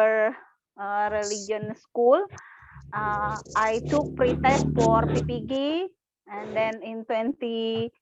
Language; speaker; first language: English; non-native, learner; Indonesian